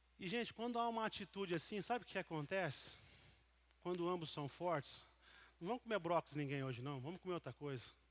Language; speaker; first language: Portuguese; native; Portuguese